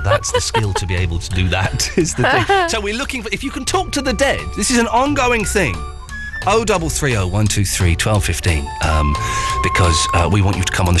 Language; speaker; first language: English; native; English